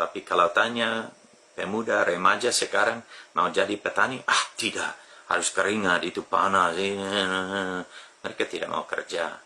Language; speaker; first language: Indonesian; non-native, fluent; English